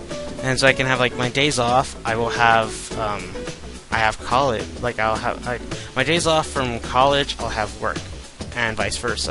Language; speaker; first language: English; native; English